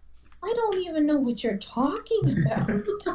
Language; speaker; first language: English; native; English